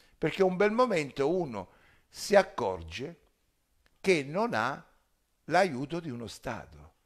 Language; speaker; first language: Italian; native; Italian